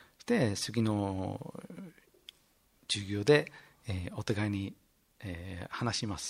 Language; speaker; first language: Japanese; non-native, fluent; English